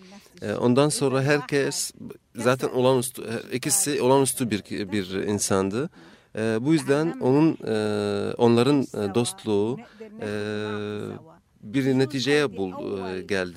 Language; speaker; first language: Turkish; non-native, fluent; Arabic